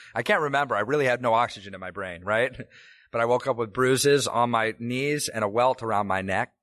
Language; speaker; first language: English; native; English